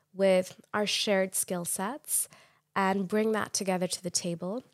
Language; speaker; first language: English; non-native, local second language; Urdu